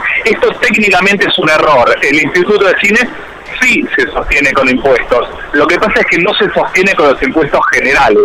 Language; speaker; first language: Spanish; native; Spanish